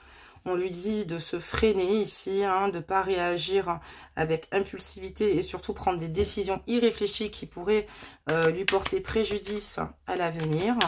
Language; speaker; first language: French; native; French